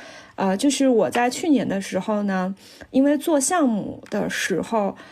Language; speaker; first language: Chinese; native; Chinese